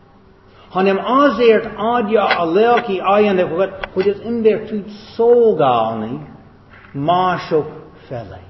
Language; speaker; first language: Hungarian; non-native, fluent; English